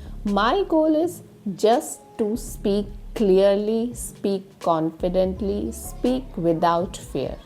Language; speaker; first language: English; non-native, learner; Hindi